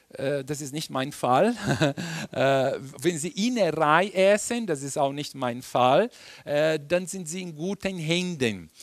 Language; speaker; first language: German; non-native, fluent; Portuguese